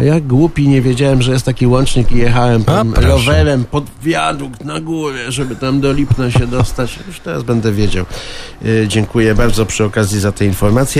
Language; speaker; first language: Polish; native; Polish